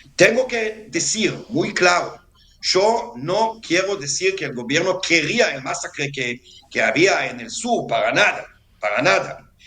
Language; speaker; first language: Spanish; non-native, fluent; Hebrew